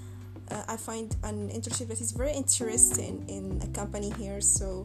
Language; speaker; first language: English; non-native, learner; Arabic